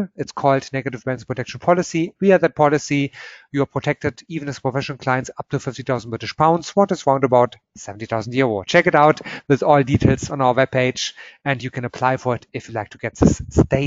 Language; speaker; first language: English; non-native, fluent; German